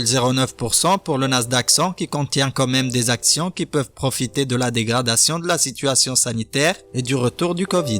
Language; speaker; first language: French; native; French